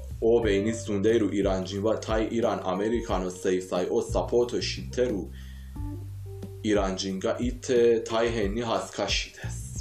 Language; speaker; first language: Japanese; non-native, fluent; Persian